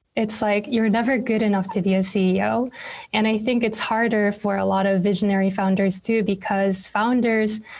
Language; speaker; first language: English; non-native, fluent; Korean